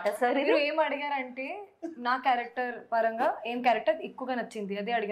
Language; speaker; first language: Telugu; non-native, learner; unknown